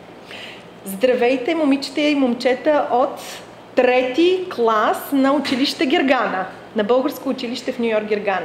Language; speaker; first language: Bulgarian; native; Bulgarian